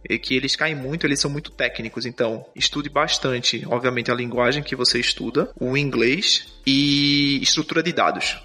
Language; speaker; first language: Portuguese; native; Portuguese